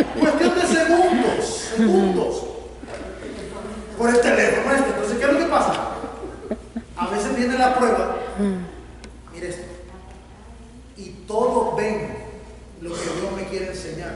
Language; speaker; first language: Spanish; native; Spanish